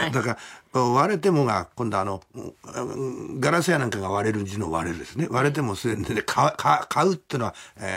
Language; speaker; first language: Japanese; native; Japanese